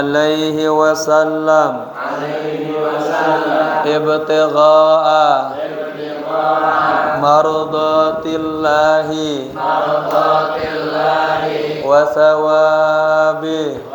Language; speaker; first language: Arabic; non-native, fluent; Indonesian